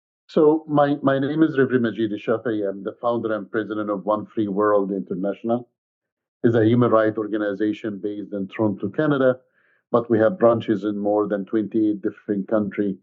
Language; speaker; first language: English; non-native, fluent; Arabic